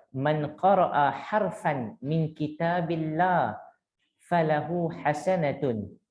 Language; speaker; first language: Malay; native; Malay